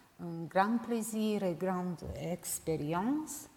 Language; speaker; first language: French; non-native, learner; Serbian